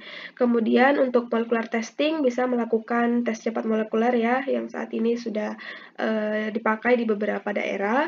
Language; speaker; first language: Indonesian; native; Indonesian